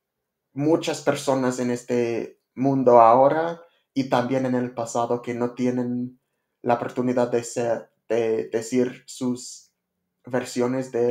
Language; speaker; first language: Spanish; non-native, learner; English